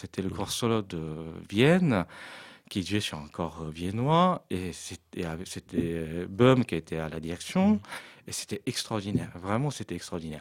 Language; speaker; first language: French; non-native, fluent; Japanese